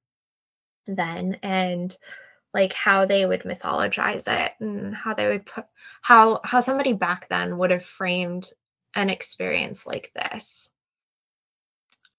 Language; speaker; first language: English; native; English